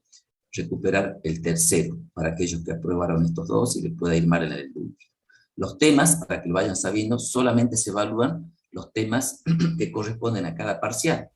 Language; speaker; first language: Spanish; native; Spanish